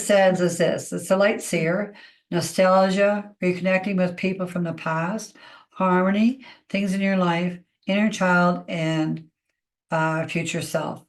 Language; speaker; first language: English; native; English